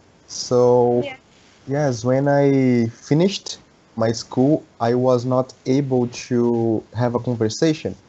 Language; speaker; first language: English; non-native, learner; Portuguese